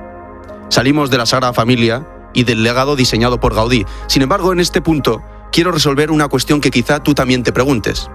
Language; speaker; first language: Spanish; native; Spanish